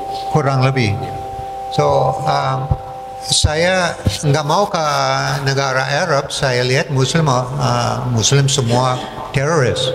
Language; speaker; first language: Indonesian; non-native, fluent; English